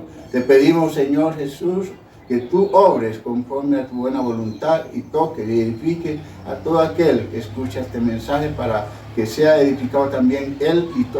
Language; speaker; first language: Spanish; native; Spanish